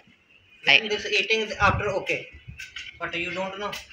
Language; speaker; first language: English; non-native, learner; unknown